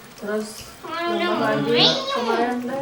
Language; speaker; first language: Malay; non-native, local second language; Sundanese